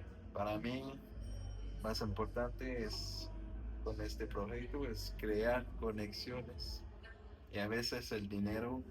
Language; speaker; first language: Spanish; non-native, learner; French